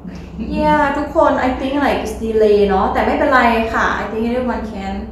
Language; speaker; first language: English; non-native, learner; Thai